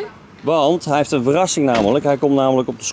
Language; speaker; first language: Dutch; native; Dutch